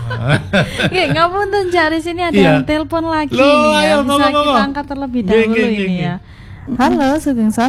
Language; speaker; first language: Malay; non-native, local second language; Javanese